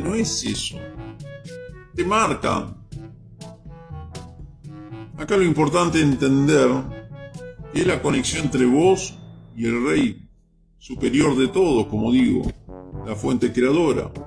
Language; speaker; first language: Spanish; native; Spanish